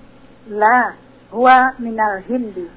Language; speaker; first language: Arabic; non-native, learner; Indonesian